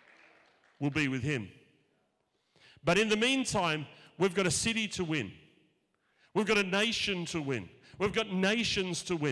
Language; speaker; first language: English; native; English